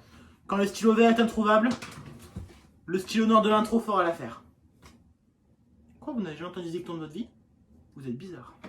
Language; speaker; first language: French; native; French